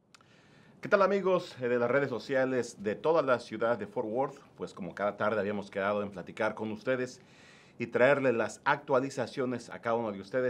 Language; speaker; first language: Spanish; native; Spanish